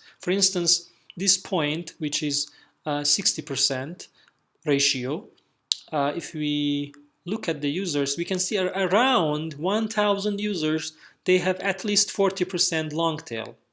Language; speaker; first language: English; non-native, fluent; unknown